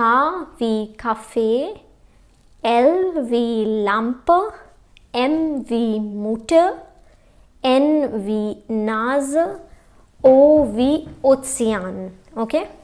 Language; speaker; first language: German; non-native, fluent; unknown